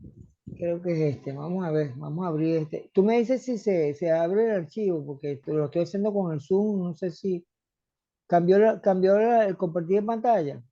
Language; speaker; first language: Spanish; native; Spanish